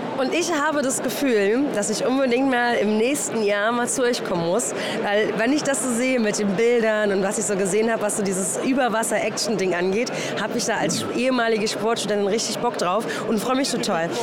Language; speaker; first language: German; native; German